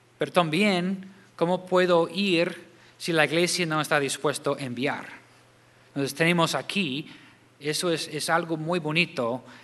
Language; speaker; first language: Spanish; non-native, fluent; English